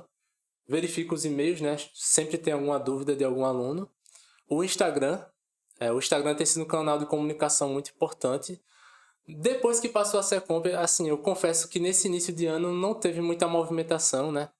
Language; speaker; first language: Portuguese; native; Portuguese